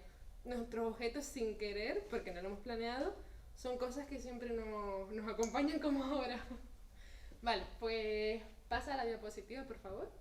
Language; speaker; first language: Spanish; native; Spanish